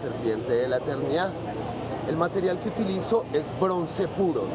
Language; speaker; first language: Spanish; native; Spanish